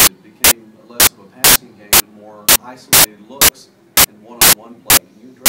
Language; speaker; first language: English; native; English